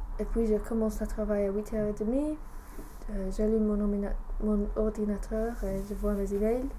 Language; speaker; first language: French; non-native, learner; English